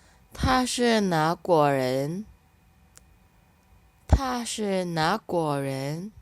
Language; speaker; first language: Chinese; non-native, learner; Indonesian